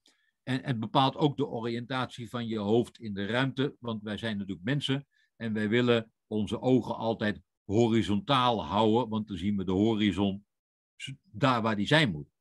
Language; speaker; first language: Dutch; native; Dutch